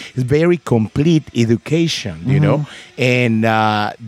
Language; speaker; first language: English; non-native, fluent; Spanish